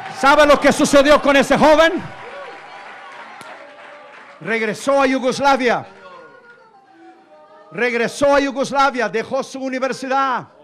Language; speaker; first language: Spanish; non-native, fluent; Portuguese